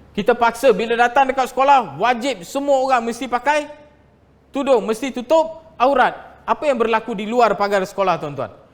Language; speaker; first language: Malay; non-native, local second language; Tamil